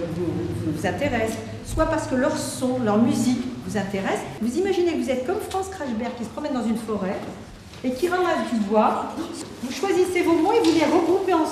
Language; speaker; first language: French; native; French